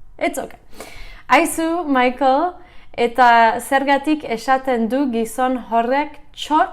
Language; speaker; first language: Basque; non-native, learner; English